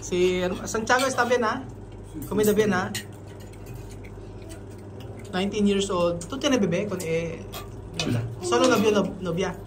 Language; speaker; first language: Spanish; non-native, learner; Filipino